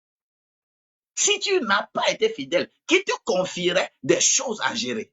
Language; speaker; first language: French; non-native, local second language; Ewe